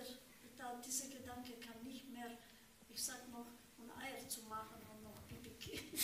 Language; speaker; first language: German; non-native, learner; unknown